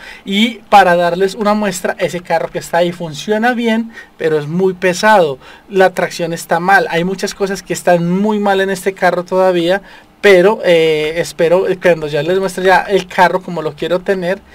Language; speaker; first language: Spanish; native; Spanish